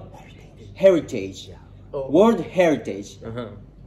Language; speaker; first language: English; non-native, learner; Japanese